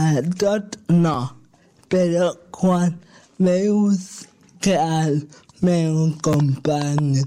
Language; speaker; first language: Catalan; non-native, local second language; Spanish